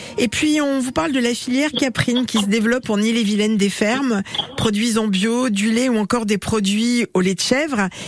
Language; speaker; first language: French; native; French